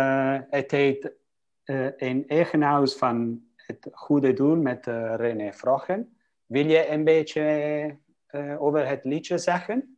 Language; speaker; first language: Dutch; non-native, fluent; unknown